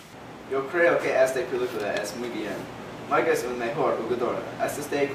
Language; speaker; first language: Spanish; non-native, learner; English